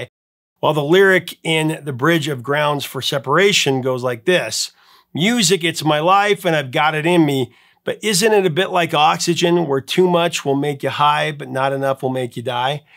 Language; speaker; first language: English; native; English